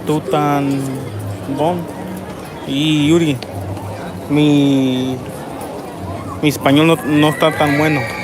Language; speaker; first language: Spanish; early bilingual, heritage; Spanish